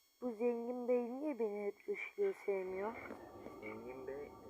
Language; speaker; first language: Turkish; native; Turkish